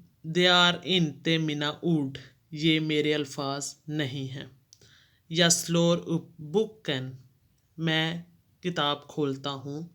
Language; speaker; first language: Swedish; non-native, fluent; Urdu